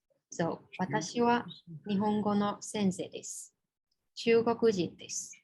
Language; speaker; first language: Japanese; non-native, fluent; Chinese